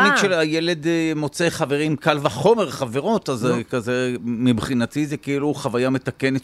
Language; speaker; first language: Hebrew; native; Hebrew